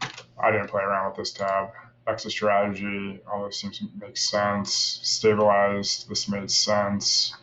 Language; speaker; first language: English; native; English